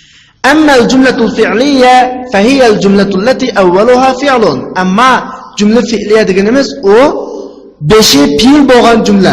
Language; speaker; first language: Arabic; non-native, fluent; Uzbek